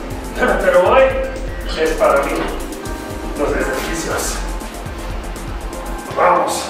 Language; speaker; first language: Spanish; non-native, learner; German